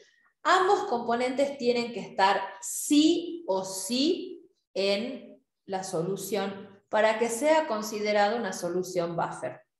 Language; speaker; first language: Spanish; native; Spanish